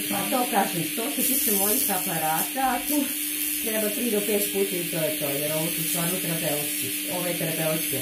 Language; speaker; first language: Serbian; native; Serbian